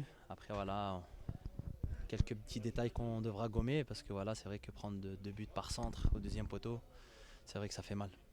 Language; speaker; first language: French; native; French